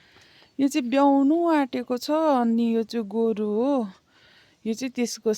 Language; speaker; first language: Nepali; non-native, local second language; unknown